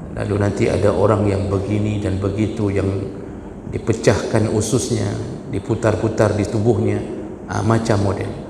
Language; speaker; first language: Malay; non-native, local second language; Achinese